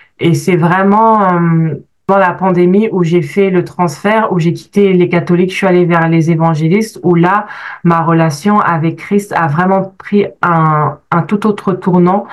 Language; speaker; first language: French; native; French